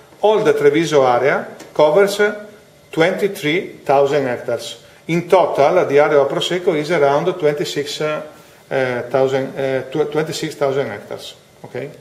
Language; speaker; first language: English; non-native, fluent; Italian